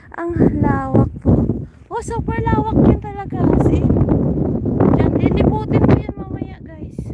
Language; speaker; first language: Filipino; non-native, local second language; Hiligaynon